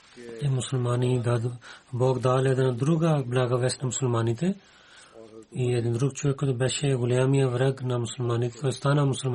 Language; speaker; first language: Bulgarian; non-native, learner; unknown